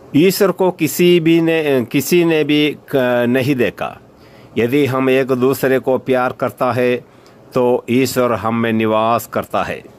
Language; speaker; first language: Hindi; non-native, local second language; Malayalam